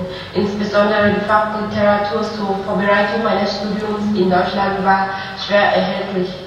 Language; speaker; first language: German; non-native, fluent; Vietnamese